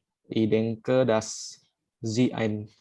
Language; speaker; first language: German; non-native, learner; Indonesian